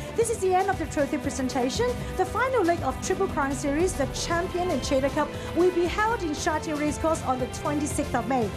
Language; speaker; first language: English; non-native, local second language; Cantonese